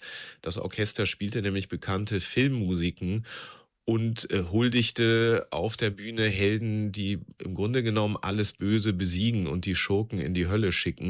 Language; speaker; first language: German; native; German